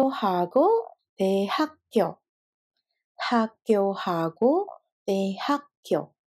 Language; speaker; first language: Korean; non-native, fluent; Indonesian